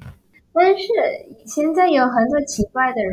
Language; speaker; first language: Chinese; non-native, learner; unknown